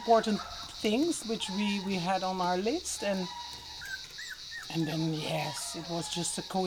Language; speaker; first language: English; non-native, fluent; Dutch